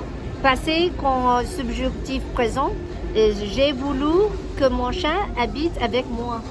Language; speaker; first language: French; non-native, learner; English